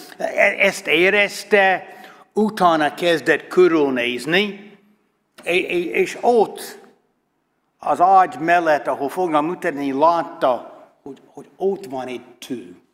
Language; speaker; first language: Hungarian; non-native, learner; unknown